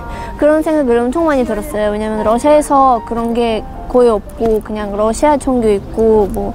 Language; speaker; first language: Korean; non-native, fluent; Russian